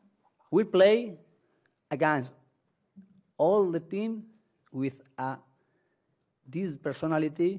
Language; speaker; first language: English; non-native, learner; Spanish